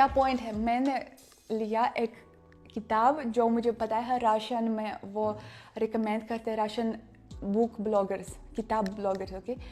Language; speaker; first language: Hindi; non-native, fluent; Russian